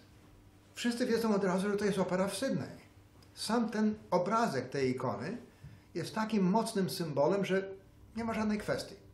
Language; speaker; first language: Polish; early bilingual, heritage; Polish